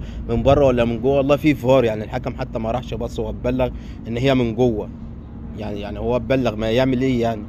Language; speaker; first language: Arabic; native; Arabic